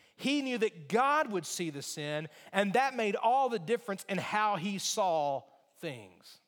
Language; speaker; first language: English; native; English